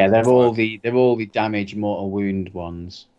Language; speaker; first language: English; native; English